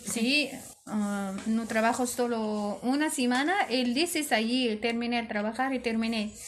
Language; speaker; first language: Spanish; non-native, learner; Arabic